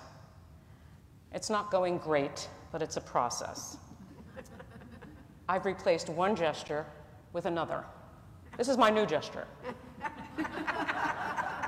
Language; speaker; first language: English; native; English